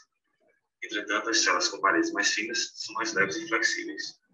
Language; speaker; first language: Portuguese; native; Portuguese